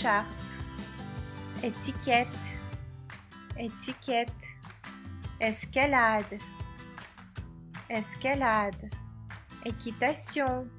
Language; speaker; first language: French; non-native, fluent; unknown